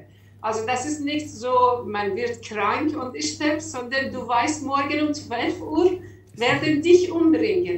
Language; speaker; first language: German; non-native, learner; Persian